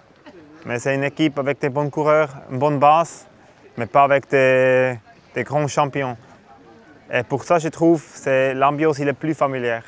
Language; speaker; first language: French; non-native, fluent; German